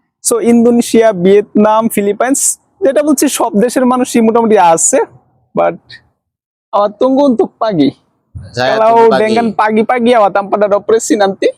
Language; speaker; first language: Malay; non-native, learner; Bangla